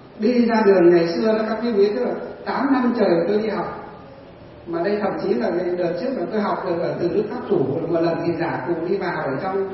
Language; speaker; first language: Vietnamese; non-native, local second language; Tày